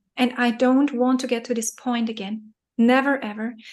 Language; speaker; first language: English; non-native, fluent; German